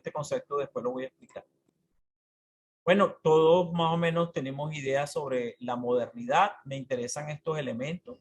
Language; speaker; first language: Spanish; native; Spanish